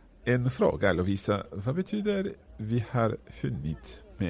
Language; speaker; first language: Swedish; non-native, learner; English